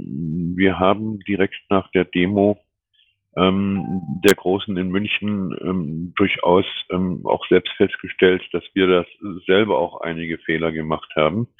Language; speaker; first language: German; native; German